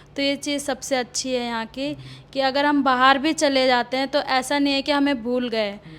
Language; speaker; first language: Hindi; early bilingual, other home language; Odia